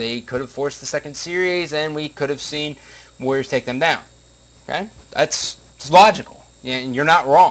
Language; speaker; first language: English; native; English